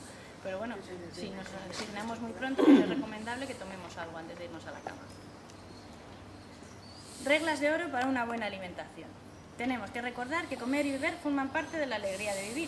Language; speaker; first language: Spanish; native; Spanish